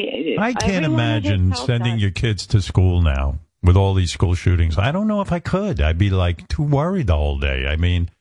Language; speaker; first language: English; native; English